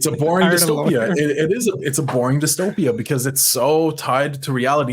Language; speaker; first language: English; native; English